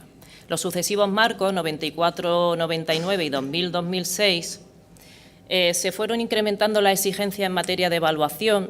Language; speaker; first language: Spanish; native; Spanish